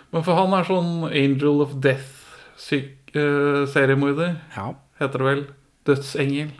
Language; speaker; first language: Norwegian; early bilingual, other home language; Persian